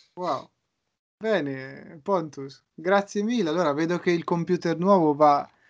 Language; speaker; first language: Italian; native; Italian